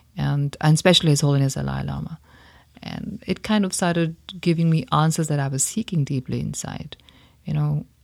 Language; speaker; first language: English; non-native, local second language; Hindi